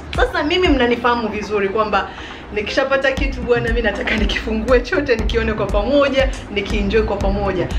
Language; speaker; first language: Swahili; native; Swahili